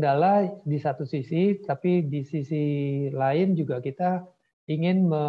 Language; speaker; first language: Indonesian; native; Indonesian